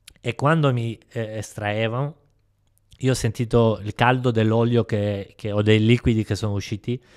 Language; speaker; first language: Italian; non-native, fluent; Polish